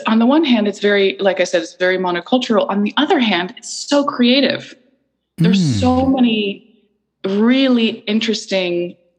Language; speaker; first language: English; early bilingual, other home language; Icelandic